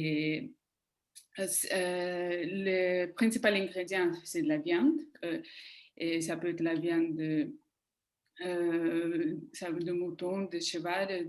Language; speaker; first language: French; non-native, fluent; Kazakh